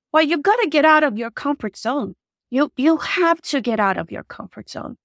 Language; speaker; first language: English; non-native, fluent; Turkish